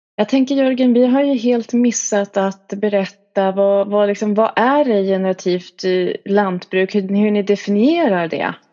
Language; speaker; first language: Swedish; native; Swedish